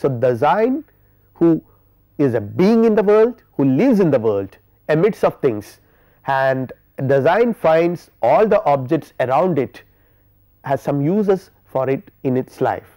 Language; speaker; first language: English; non-native, local second language; Malayalam